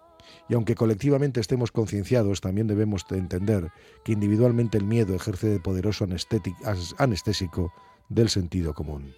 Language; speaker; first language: Spanish; native; Spanish